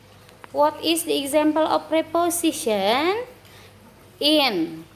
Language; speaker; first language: English; non-native, fluent; Indonesian